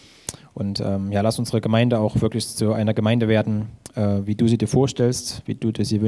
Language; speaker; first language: German; native; German